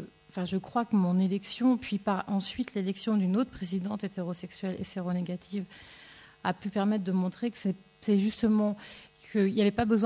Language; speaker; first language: French; native; French